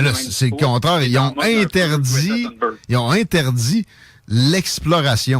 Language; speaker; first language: French; native; French